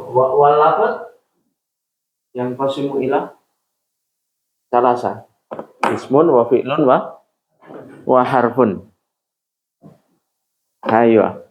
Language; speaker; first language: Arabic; non-native, fluent; Indonesian